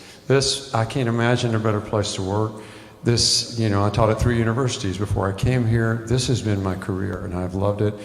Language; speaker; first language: English; native; English